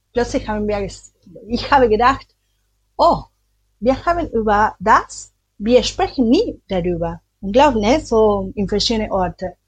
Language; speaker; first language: German; non-native, learner; Spanish